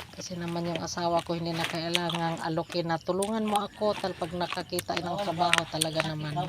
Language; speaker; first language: Filipino; non-native, local second language; Cebuano